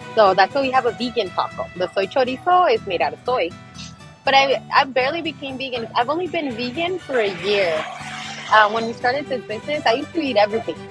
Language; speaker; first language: English; early bilingual, other home language; Spanish